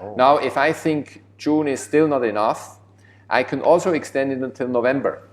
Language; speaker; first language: English; non-native, fluent; German